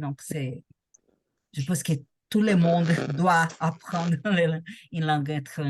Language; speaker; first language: French; non-native, learner; Portuguese